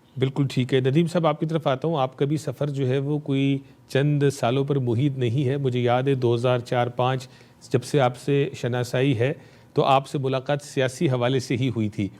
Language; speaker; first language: Urdu; native; Urdu